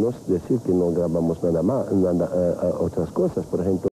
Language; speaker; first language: Spanish; non-native, fluent; French